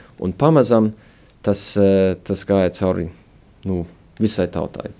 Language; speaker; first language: Latvian; early bilingual, heritage; Latvian